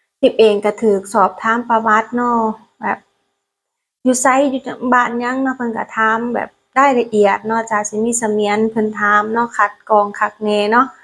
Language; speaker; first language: Thai; non-native, learner; Lao